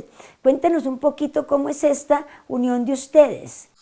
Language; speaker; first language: Spanish; native; Spanish